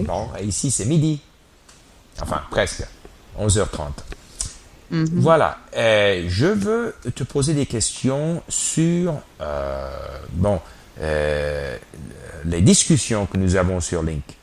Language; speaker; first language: French; non-native, fluent; English